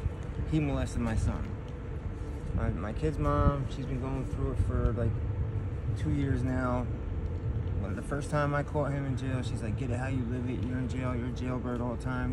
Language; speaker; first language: English; native; English